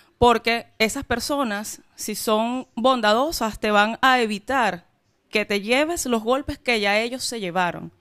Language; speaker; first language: Spanish; native; Spanish